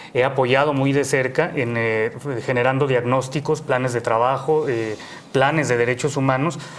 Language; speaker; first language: Spanish; native; Spanish